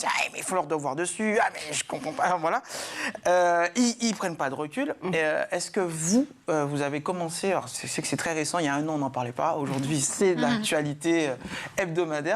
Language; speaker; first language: French; native; French